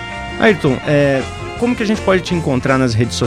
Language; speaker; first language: Portuguese; native; Portuguese